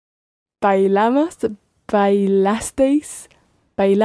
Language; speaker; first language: Spanish; non-native, learner; English